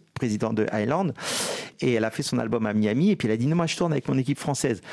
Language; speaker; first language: French; native; French